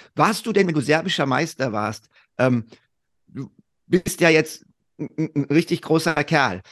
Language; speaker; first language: German; native; German